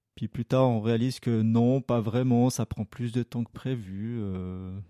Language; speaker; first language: French; native; French